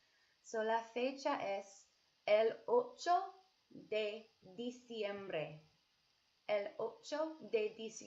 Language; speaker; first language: Spanish; non-native, learner; English